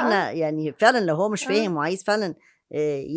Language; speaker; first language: Arabic; native; Arabic